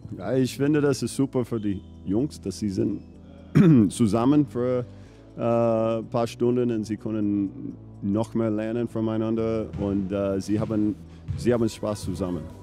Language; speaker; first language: German; non-native, fluent; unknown